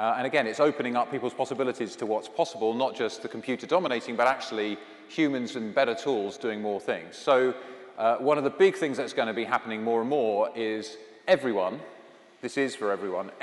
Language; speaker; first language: English; native; English